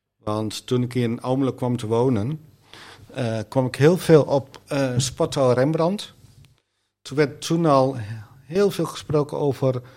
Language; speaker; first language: Dutch; native; Dutch